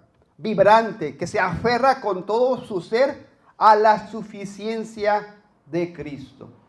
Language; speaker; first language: Spanish; native; Spanish